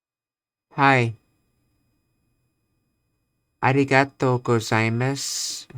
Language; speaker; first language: Japanese; non-native, learner; English